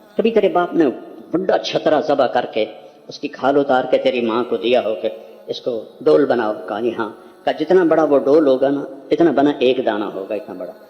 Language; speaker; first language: Urdu; non-native, local second language; Punjabi